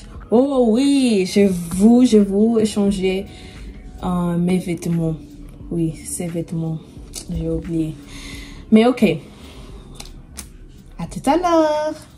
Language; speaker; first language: French; non-native, learner; Portuguese